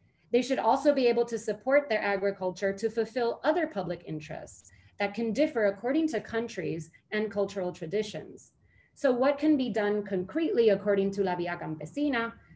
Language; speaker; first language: English; early bilingual, other home language; Spanish